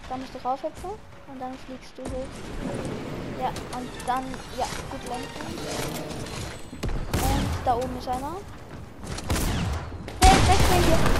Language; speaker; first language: German; native; German